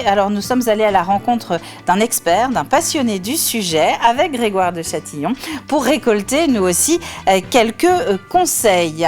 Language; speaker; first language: French; native; French